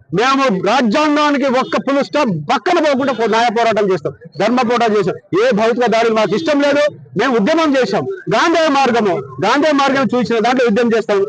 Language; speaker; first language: Telugu; non-native, local second language; Lambadi